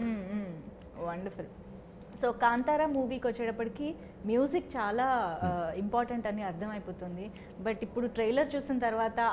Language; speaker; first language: Telugu; native; Telugu